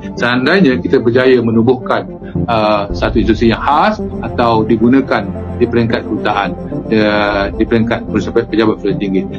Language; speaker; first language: Malay; native; Malay